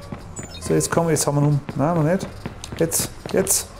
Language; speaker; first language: German; native; German